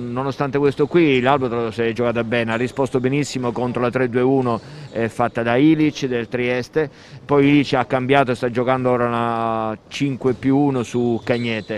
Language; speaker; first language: Italian; native; Italian